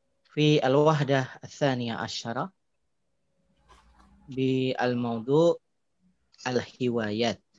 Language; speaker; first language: Arabic; non-native, fluent; Indonesian